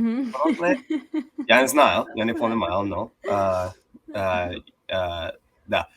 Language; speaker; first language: Russian; non-native, learner; English